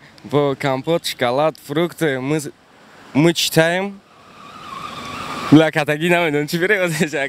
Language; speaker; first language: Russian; non-native, local second language; Tajik